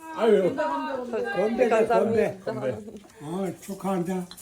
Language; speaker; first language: Korean; native; Korean